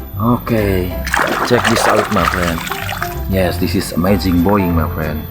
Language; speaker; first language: English; non-native, learner; Indonesian